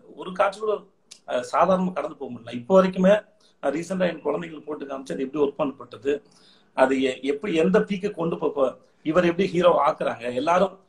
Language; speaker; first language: Tamil; native; Tamil